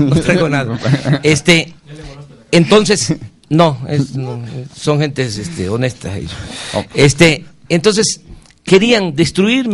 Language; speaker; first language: Spanish; native; Spanish